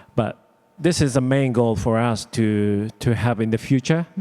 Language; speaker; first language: English; non-native, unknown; Japanese